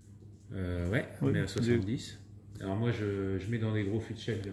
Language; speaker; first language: French; native; French